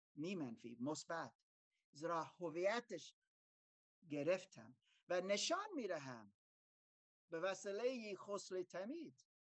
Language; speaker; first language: Persian; non-native, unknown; German